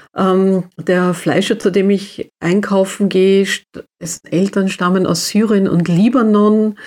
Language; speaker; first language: German; native; German